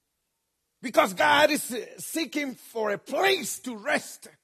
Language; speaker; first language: English; non-native, fluent; Spanish